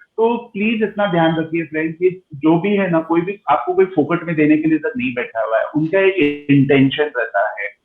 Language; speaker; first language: Hindi; non-native, local second language; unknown